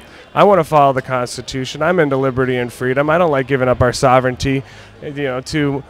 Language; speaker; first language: English; native; English